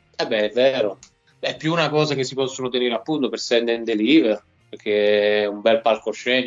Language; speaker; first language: Italian; native; Italian